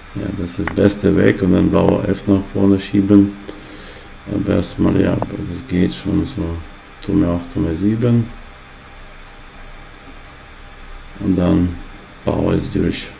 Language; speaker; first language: German; non-native, fluent; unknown